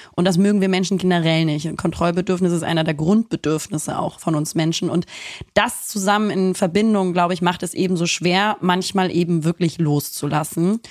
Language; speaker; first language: German; native; German